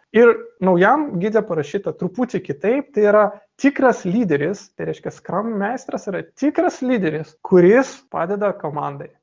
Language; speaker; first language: Lithuanian; non-native, local second language; Russian